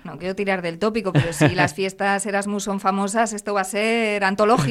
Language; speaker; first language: Spanish; native; Spanish